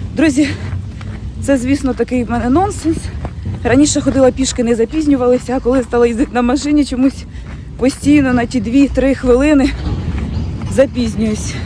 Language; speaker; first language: Ukrainian; non-native, local second language; Russian